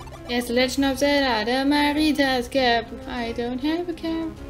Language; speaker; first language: English; non-native, fluent; German